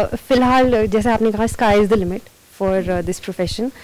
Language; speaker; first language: Hindi; native; Hindi